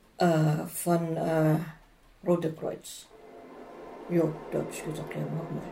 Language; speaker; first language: German; non-native, fluent; Filipino